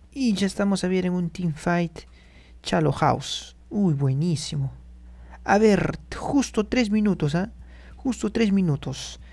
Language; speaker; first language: Spanish; native; Spanish